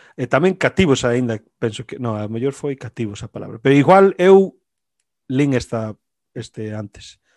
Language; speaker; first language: Galician; native; Galician